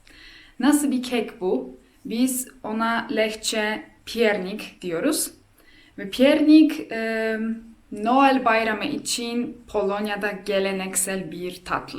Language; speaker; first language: Turkish; non-native, fluent; Polish